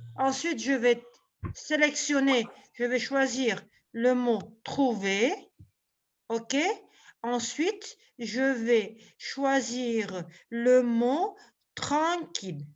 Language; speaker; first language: French; non-native, local second language; Arabic